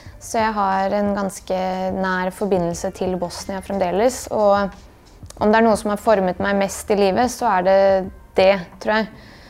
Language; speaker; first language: Norwegian; early bilingual, other home language; Bosnian